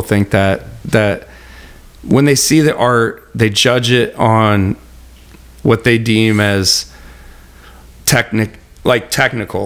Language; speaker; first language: English; native; English